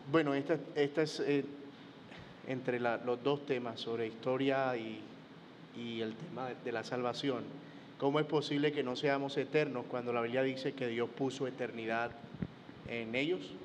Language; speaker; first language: Spanish; native; Spanish